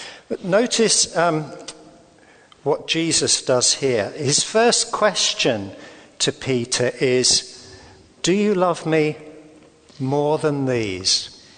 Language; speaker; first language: English; native; English